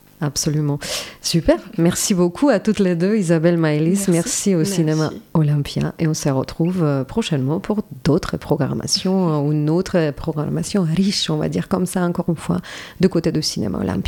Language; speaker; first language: French; native; French